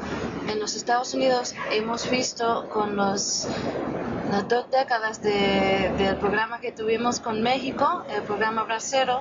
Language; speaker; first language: Spanish; non-native, fluent; English